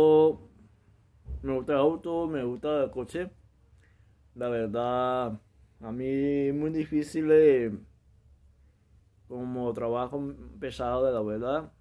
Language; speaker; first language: Spanish; non-native, local second language; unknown